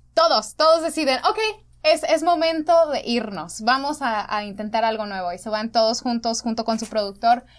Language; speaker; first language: Spanish; early bilingual, other home language; English